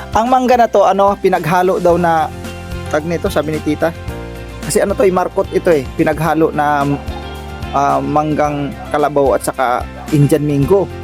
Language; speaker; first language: Filipino; non-native, local second language; Cebuano